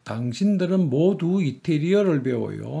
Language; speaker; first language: Korean; native; Korean